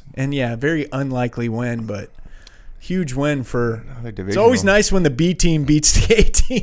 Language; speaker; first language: English; native; English